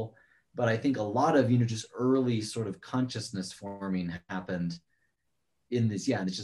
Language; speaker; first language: English; native; English